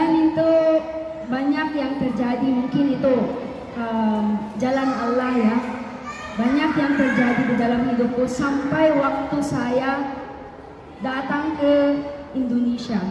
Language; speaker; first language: Indonesian; non-native, learner; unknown